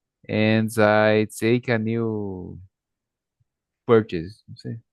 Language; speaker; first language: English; non-native, learner; Portuguese